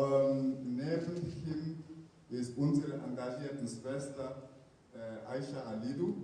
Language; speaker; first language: German; non-native, fluent; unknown